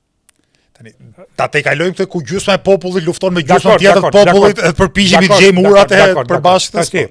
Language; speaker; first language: Albanian; native; Albanian